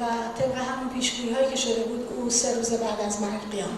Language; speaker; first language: Persian; native; Persian